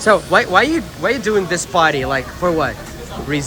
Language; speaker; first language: English; non-native, learner; Ukrainian